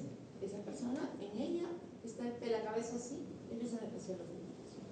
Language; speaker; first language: Spanish; native; Spanish